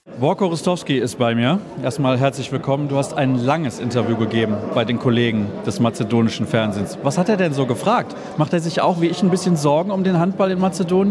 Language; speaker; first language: German; native; German